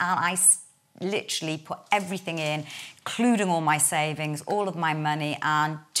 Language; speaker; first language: English; native; English